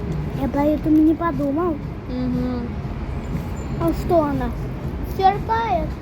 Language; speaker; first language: Russian; early bilingual, heritage; Azerbaijani